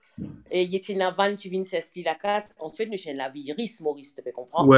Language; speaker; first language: French; non-native, local second language; Morisyen